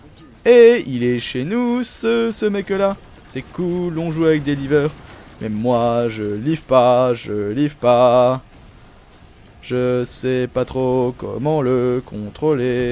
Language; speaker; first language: French; native; French